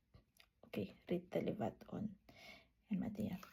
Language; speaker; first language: Finnish; non-native, learner; Filipino